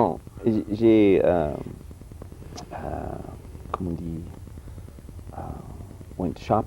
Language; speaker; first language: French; early bilingual, heritage; English